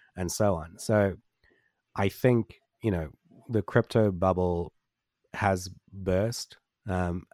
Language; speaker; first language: English; native; English